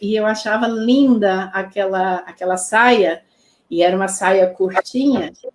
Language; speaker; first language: Portuguese; non-native, local second language; Low German